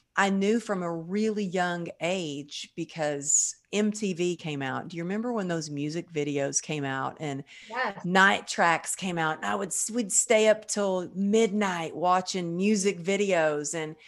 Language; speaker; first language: English; native; English